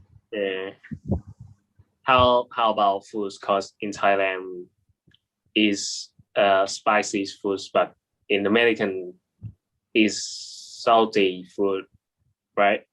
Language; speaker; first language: English; non-native, learner; Thai